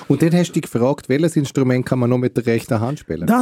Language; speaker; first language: German; native; German